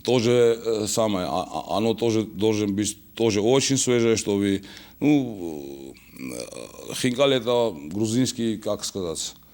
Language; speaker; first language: Russian; non-native, local second language; Georgian